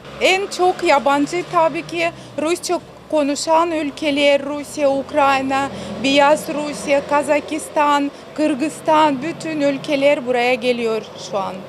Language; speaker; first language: Turkish; non-native, fluent; Russian